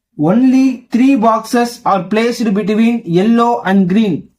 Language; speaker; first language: English; non-native, local second language; Tamil